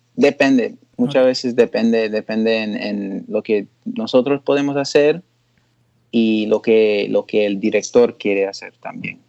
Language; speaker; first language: Spanish; early bilingual, heritage; Spanish